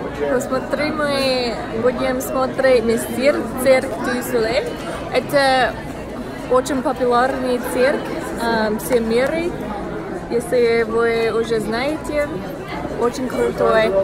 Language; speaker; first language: Russian; early bilingual, heritage; Russian